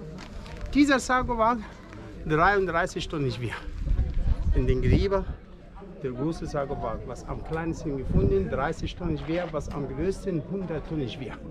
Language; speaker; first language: German; non-native, fluent; Arabic